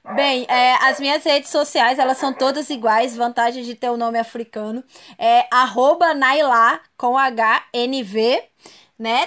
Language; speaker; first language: Portuguese; native; Portuguese